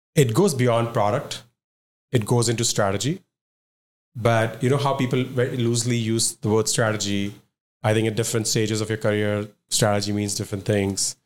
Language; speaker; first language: English; non-native, local second language; Punjabi